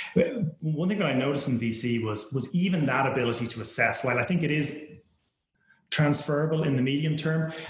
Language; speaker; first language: English; native; English